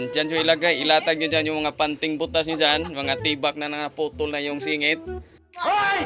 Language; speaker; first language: Filipino; native; Filipino